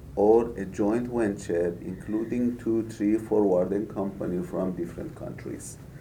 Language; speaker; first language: English; non-native, fluent; Persian